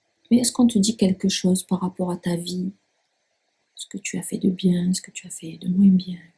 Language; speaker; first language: French; native; French